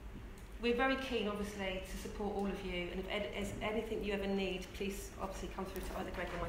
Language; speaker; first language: English; native; English